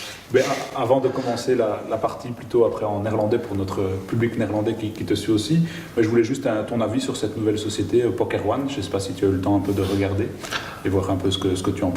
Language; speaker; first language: French; native; French